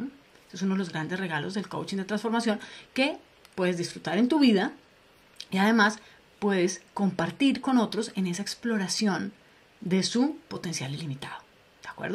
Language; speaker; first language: Spanish; native; Spanish